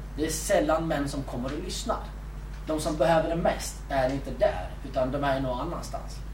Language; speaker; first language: Swedish; early bilingual, other home language; Kurdish